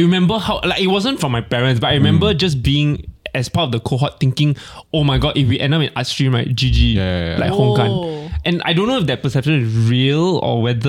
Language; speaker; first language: English; non-native, local second language; Min Nan Chinese